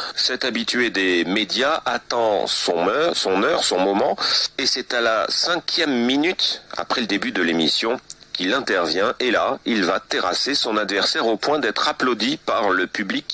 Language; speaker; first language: French; native; French